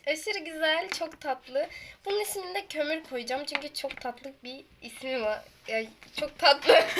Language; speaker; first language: Turkish; native; Turkish